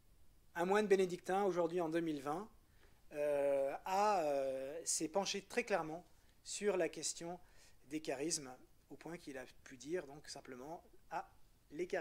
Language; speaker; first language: French; native; French